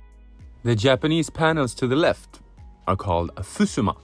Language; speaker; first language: English; non-native, fluent; Swedish